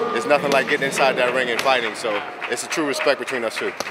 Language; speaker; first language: English; native; English